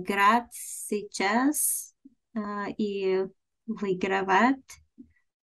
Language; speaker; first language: Russian; non-native, learner; Bulgarian